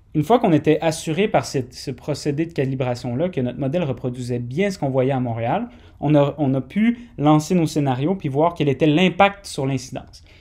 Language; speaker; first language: French; native; French